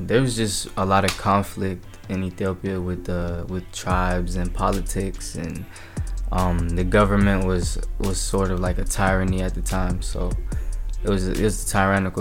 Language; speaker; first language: English; native; English